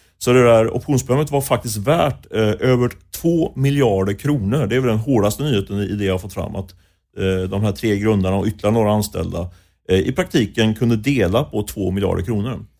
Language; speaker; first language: Swedish; native; Swedish